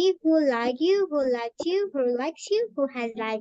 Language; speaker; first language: English; non-native, fluent; Indonesian